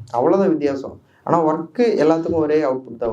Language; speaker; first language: Tamil; native; Tamil